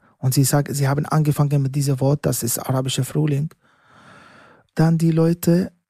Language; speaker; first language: German; non-native, learner; Arabic